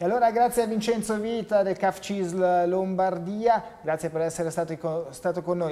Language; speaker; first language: Italian; native; Italian